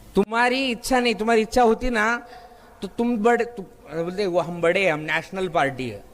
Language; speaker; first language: Hindi; non-native, local second language; Marathi